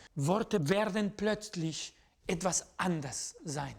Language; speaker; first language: German; non-native, fluent; Spanish